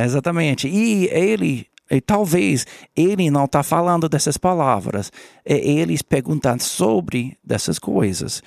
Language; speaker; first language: Portuguese; non-native, learner; English